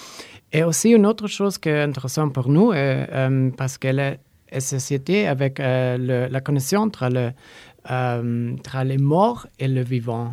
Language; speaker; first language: French; non-native, learner; Polish